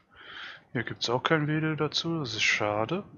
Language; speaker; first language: German; native; German